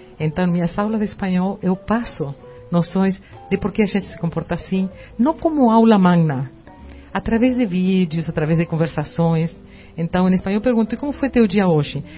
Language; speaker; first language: Portuguese; non-native, fluent; Spanish